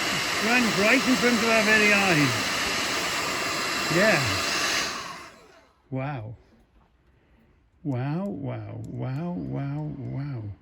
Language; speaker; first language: English; native; English